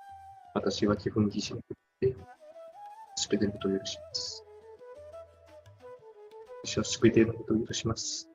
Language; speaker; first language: Japanese; non-native, fluent; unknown